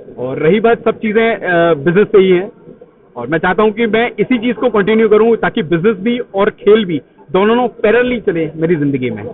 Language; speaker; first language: Hindi; native; Hindi